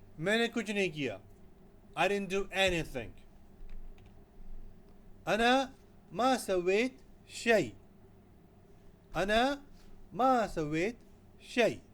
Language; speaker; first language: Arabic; non-native, fluent; Urdu